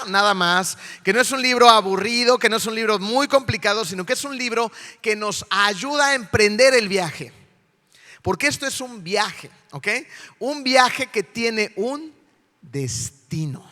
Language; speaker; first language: Spanish; native; Spanish